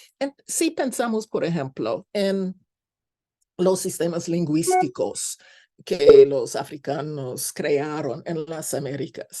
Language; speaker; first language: Spanish; non-native, fluent; English